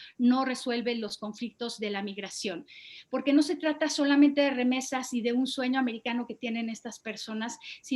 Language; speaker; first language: Spanish; native; Spanish